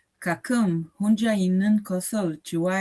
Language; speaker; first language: Korean; non-native, learner; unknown